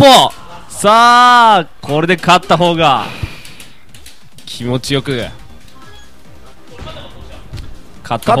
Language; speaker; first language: Japanese; native; Japanese